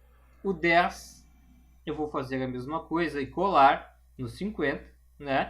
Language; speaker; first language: Portuguese; native; Portuguese